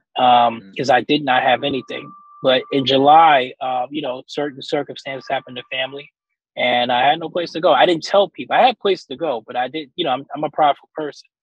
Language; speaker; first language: English; native; English